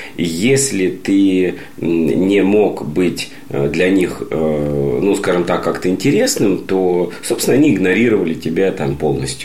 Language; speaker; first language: Russian; native; Russian